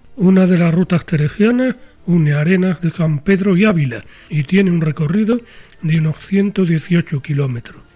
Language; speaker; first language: Spanish; native; Spanish